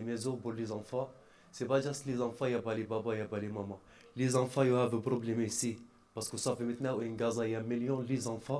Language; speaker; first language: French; non-native, learner; Arabic